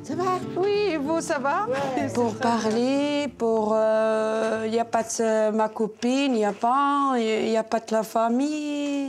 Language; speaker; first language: French; non-native, learner; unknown